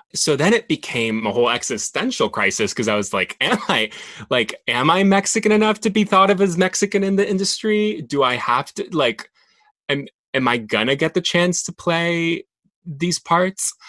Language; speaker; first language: English; non-native, fluent; Spanish